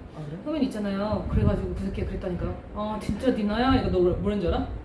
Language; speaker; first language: Korean; native; Korean